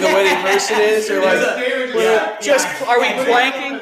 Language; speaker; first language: English; native; English